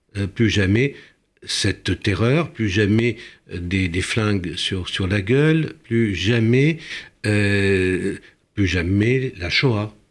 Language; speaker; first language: French; early bilingual, other home language; Romanian